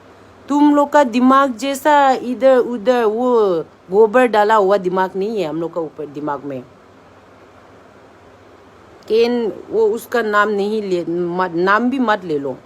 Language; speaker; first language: Hindi; non-native, local second language; Manipuri